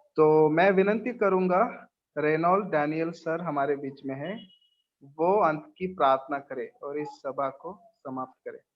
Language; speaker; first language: Hindi; non-native, local second language; Marathi